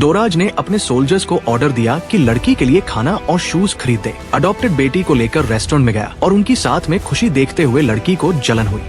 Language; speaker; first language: Hindi; native; Hindi